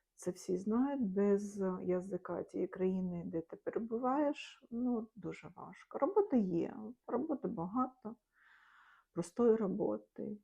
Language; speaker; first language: Ukrainian; non-native, local second language; Russian